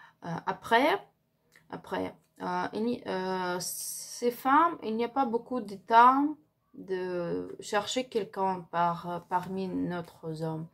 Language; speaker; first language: French; non-native, learner; Ukrainian